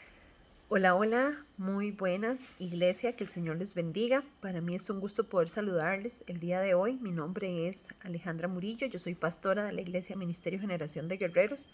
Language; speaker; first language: Spanish; native; Spanish